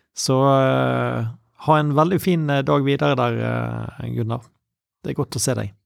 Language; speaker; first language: Norwegian; native; Norwegian